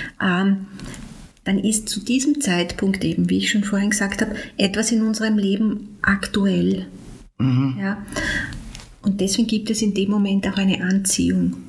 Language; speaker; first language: German; native; German